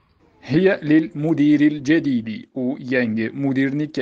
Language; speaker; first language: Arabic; non-native, learner; Uzbek